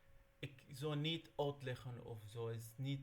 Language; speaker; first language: Dutch; non-native, learner; Arabic